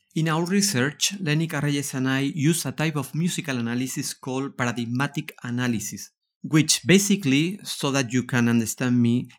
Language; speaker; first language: English; non-native, fluent; Spanish